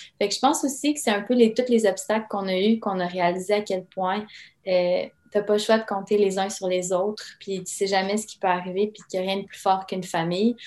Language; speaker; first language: French; early bilingual, other home language; Serbian